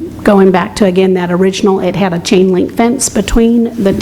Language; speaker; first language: English; native; English